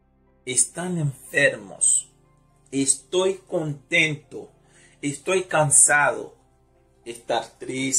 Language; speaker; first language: Spanish; non-native, fluent; Haitian Creole